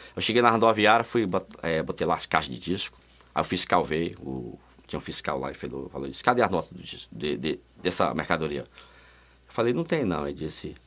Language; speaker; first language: Portuguese; native; Portuguese